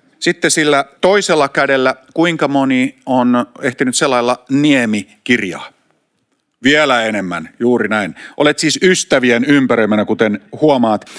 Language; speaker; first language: Finnish; native; Finnish